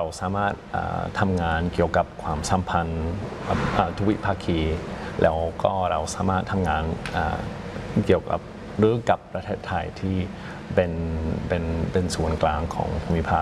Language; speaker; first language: Thai; non-native, fluent; English